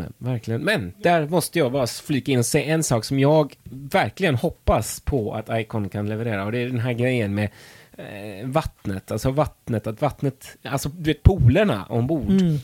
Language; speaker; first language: Swedish; native; Swedish